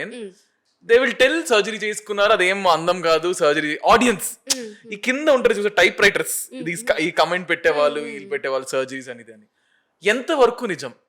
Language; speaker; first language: Telugu; native; Telugu